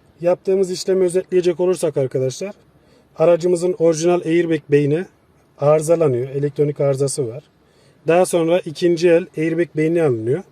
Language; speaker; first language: Turkish; native; Turkish